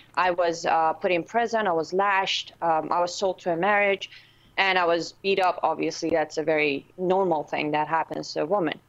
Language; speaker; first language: English; non-native, fluent; Persian